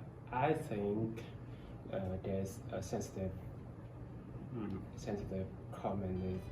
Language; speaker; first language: English; non-native, learner; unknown